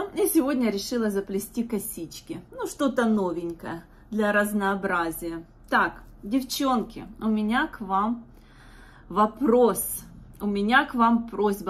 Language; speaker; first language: Russian; native; Russian